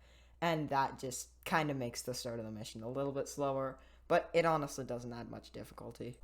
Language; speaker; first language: English; native; English